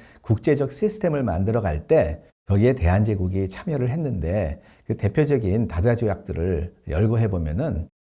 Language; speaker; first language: Korean; native; Korean